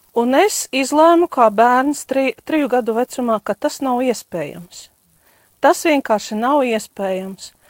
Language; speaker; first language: Latvian; non-native, local second language; Russian